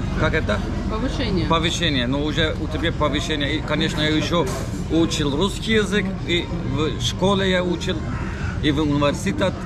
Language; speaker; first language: Russian; non-native, learner; Turkish